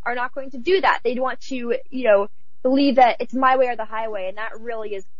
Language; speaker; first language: English; native; English